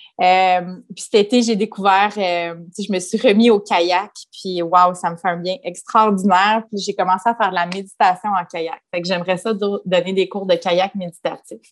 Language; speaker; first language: French; native; French